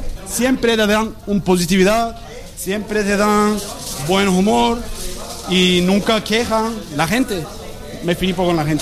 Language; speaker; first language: Spanish; non-native, learner; Turkish